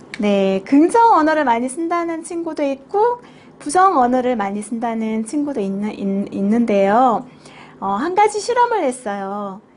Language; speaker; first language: Korean; native; Korean